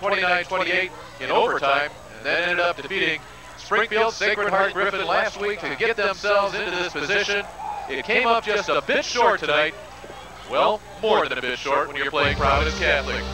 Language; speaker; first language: English; native; English